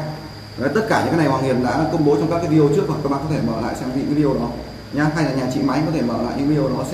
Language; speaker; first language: Vietnamese; native; Vietnamese